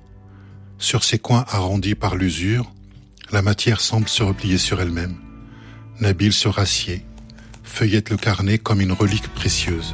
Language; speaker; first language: French; early bilingual, other home language; Arabic